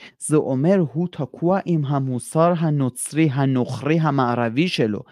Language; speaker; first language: Hebrew; non-native, fluent; Persian